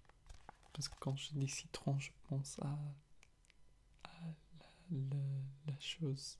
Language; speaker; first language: French; non-native, fluent; English